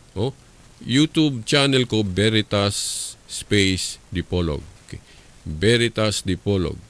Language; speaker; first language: Filipino; non-native, local second language; Cebuano